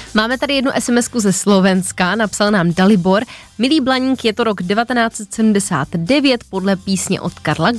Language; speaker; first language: Czech; native; Czech